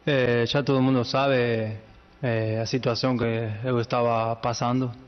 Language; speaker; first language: Portuguese; non-native, learner; Spanish